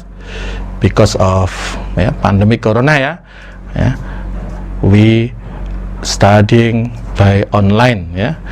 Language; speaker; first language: English; non-native, fluent; Indonesian